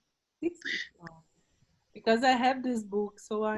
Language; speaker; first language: English; non-native, learner; Portuguese